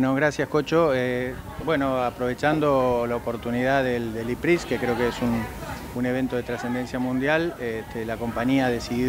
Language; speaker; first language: Spanish; native; Spanish